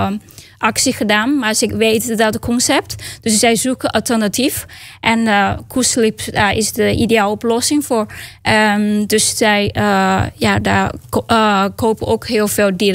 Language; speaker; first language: Dutch; non-native, fluent; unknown